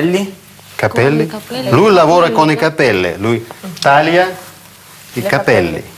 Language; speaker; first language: Italian; non-native, fluent; Russian